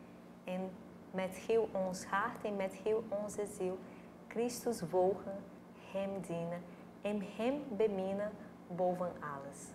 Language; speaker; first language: Dutch; non-native, fluent; Portuguese